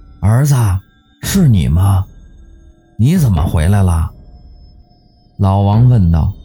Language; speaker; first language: Chinese; native; Chinese